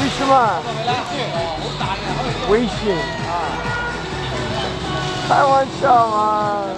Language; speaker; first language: Chinese; non-native, learner; English